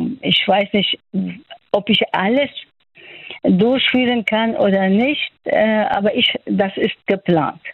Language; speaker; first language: German; non-native, fluent; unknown